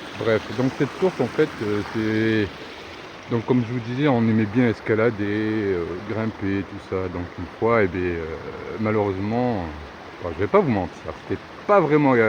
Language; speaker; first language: French; early bilingual, other home language; Arabic